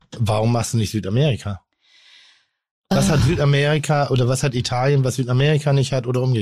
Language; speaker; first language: German; native; German